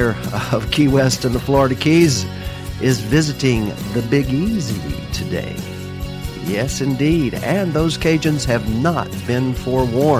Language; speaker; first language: English; native; English